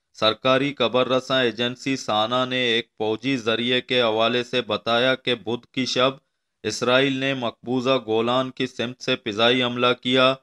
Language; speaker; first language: Urdu; non-native, local second language; Baluchi